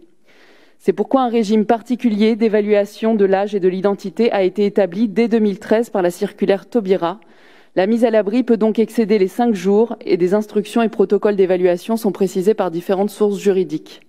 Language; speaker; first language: French; native; French